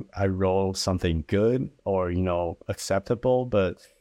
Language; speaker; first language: English; early bilingual, other home language; Chinese